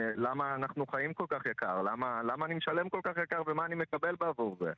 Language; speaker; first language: Hebrew; native; Hebrew